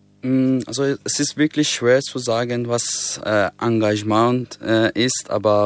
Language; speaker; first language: German; non-native, fluent; Persian